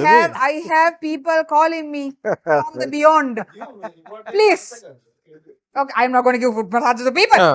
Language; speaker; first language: English; non-native, local second language; Sinhala